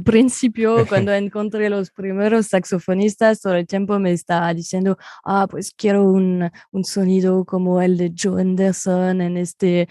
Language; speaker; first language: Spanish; non-native, fluent; French